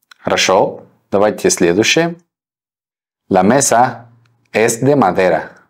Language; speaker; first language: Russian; non-native, fluent; Spanish